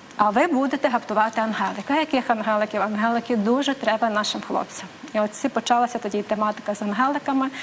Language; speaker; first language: Ukrainian; native; Ukrainian